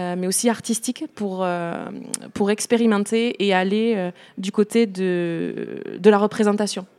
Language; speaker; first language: French; native; French